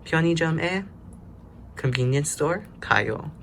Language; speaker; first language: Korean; non-native, learner; English